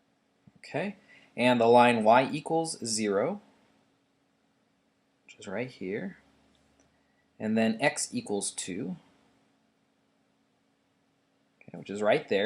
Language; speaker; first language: English; native; English